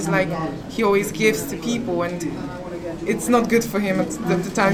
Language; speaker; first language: English; non-native, fluent; Polish